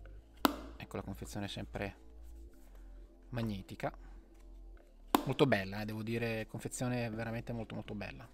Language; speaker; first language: Italian; native; Italian